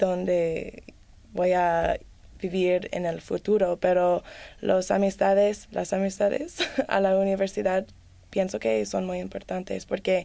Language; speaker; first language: Spanish; non-native, learner; English